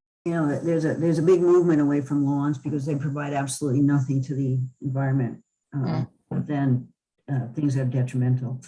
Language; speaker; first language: English; native; English